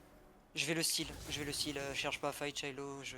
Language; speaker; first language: French; native; French